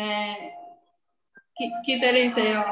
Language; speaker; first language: Korean; non-native, learner; Vietnamese